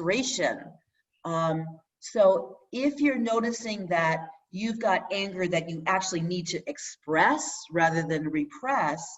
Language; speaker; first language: English; native; English